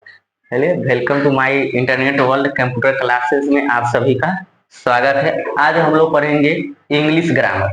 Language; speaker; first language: Hindi; non-native, local second language; Bhojpuri